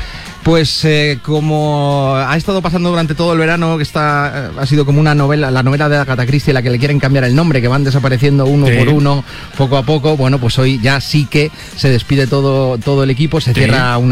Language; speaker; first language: Spanish; native; Spanish